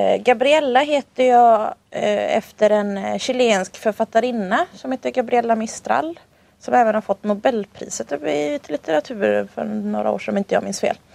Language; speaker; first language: Swedish; early bilingual, other home language; Spanish